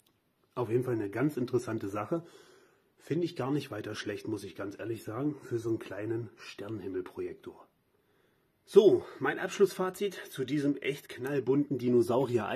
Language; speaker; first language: German; native; German